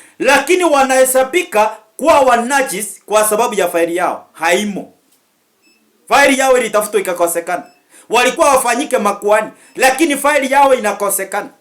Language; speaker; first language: Swahili; native; Swahili